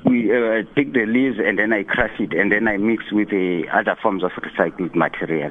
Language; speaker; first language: English; non-native, local second language; Xhosa